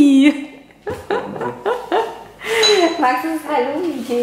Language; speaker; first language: German; native; German